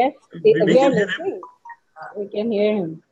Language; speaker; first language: English; non-native, learner; Urdu